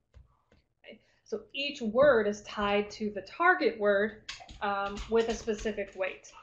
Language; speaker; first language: English; native; English